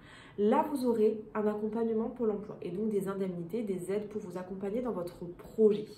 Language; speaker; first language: French; native; French